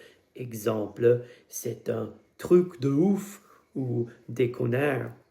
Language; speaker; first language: French; non-native, fluent; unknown